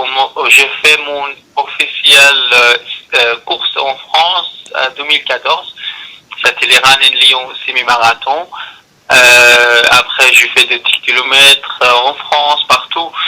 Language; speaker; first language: French; non-native, learner; Arabic